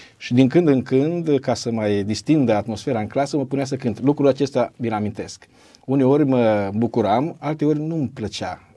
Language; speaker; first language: Romanian; native; Romanian